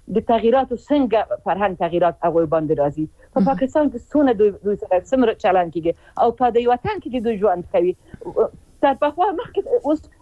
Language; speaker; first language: Pashto; non-native, local second language; Persian